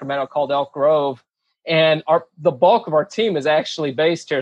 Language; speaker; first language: English; native; English